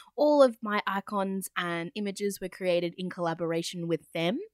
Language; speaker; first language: English; native; English